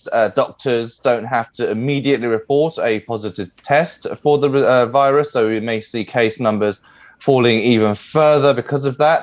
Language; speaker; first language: English; native; English